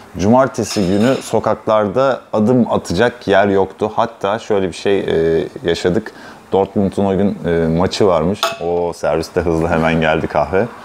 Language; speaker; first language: Turkish; native; Turkish